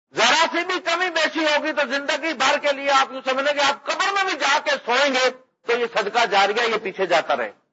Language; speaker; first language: Urdu; non-native, local second language; Punjabi